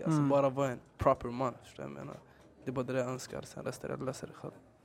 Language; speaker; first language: Swedish; early bilingual, other home language; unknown